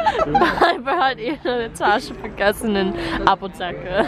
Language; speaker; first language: German; non-native, learner; English